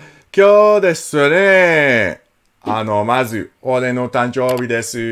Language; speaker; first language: Japanese; non-native, learner; English